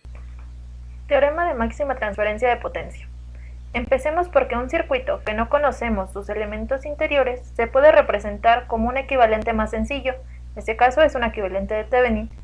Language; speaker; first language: Spanish; native; Spanish